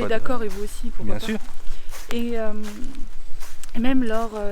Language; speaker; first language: French; native; French